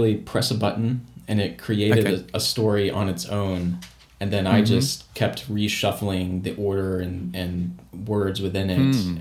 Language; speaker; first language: English; native; English